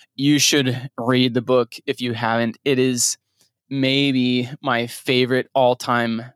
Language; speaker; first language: English; native; English